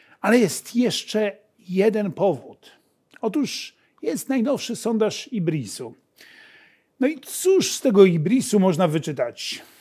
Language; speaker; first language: Polish; native; Polish